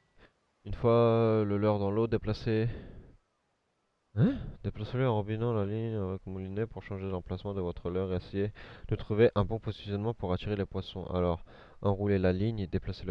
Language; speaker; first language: French; native; French